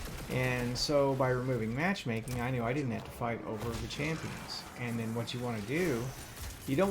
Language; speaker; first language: English; native; English